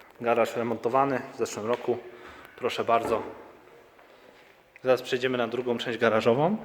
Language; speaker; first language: Polish; native; Polish